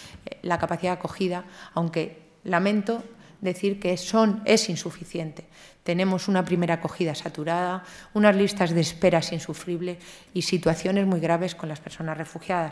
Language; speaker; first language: Spanish; native; Spanish